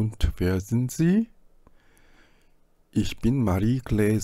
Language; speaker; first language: German; non-native, fluent; Korean